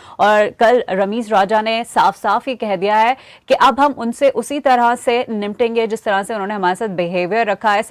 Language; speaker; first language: Urdu; native; Urdu